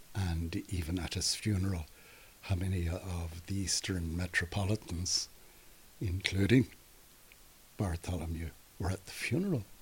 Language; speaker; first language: English; native; English